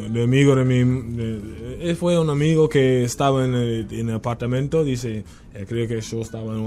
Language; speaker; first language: Spanish; non-native, learner; English